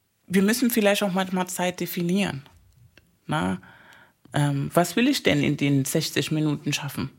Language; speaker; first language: German; non-native, fluent; Spanish